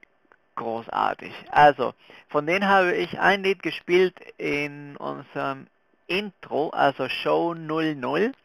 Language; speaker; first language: German; non-native, fluent; Spanish